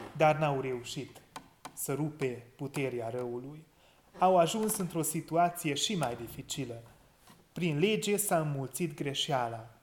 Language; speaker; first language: Romanian; non-native, local second language; Hungarian